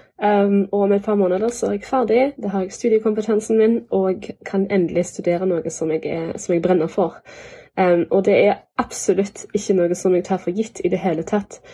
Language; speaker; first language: Norwegian; non-native, fluent; German